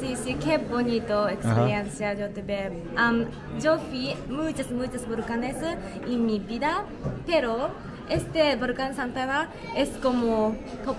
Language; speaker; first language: Spanish; non-native, learner; Japanese